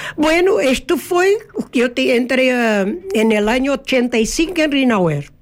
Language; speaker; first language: Portuguese; native; Portuguese